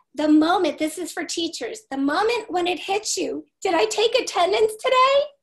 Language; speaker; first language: English; native; English